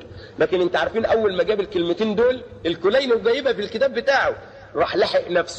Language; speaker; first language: Arabic; native; Arabic